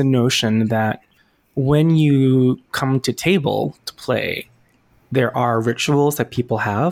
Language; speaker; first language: English; non-native, local second language; Filipino